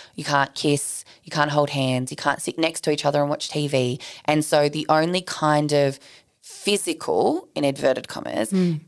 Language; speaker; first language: English; native; English